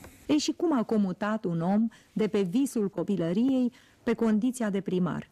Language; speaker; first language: Romanian; native; Romanian